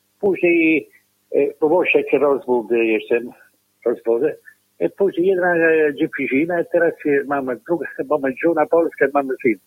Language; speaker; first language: Polish; non-native, learner; Italian